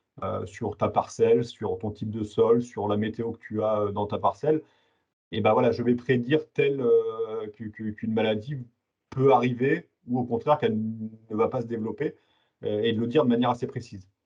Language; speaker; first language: French; native; French